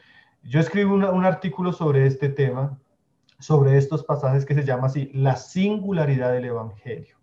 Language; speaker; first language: Spanish; native; Spanish